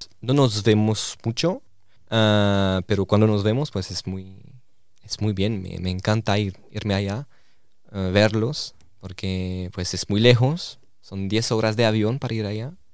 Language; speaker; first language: Spanish; early bilingual, heritage; Spanish